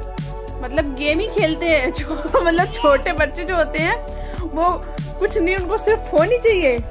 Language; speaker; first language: Hindi; native; Hindi